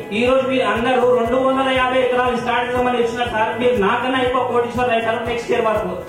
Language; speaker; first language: Telugu; non-native, local second language; Urdu